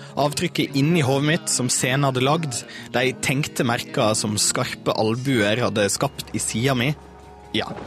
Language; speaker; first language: Norwegian; native; Norwegian